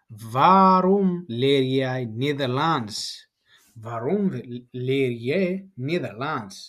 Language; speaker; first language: Dutch; non-native, learner; Tigrinya